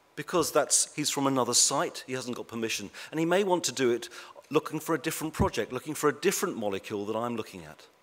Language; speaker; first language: English; native; English